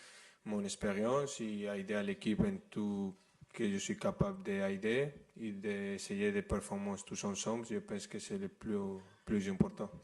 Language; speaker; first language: French; non-native, fluent; Spanish